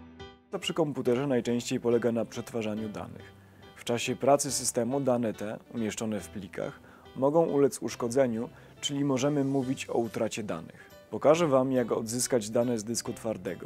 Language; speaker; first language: Polish; native; Polish